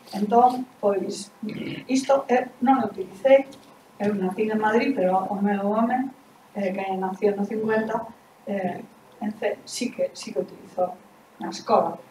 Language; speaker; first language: Galician; non-native, local second language; Spanish